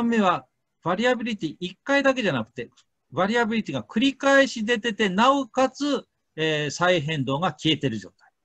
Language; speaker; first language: Japanese; native; Japanese